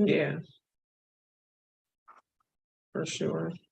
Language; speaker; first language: English; native; English